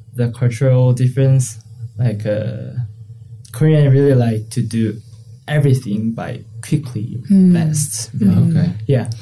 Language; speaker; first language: English; non-native, learner; Korean